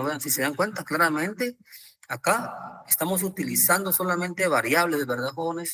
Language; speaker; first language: Spanish; native; Spanish